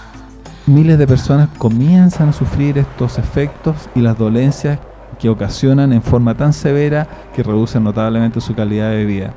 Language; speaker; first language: Spanish; native; Spanish